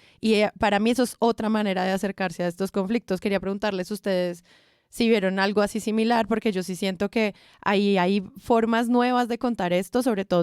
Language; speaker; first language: Spanish; native; Spanish